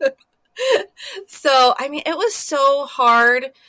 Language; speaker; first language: English; native; English